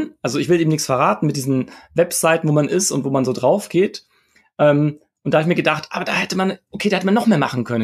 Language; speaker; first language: German; native; German